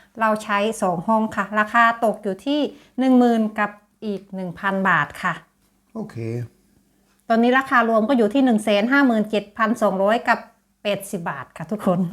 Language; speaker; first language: Thai; native; Thai